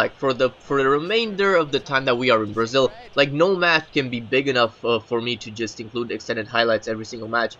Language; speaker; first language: English; native; English